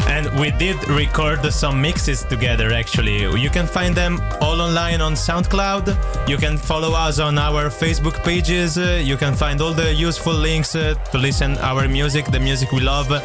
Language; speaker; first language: English; non-native, fluent; Italian